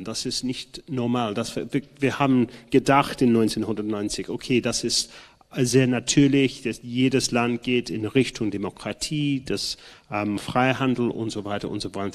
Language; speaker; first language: German; non-native, fluent; English